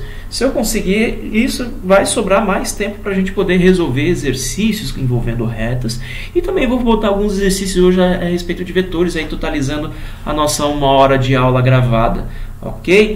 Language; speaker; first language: Portuguese; native; Portuguese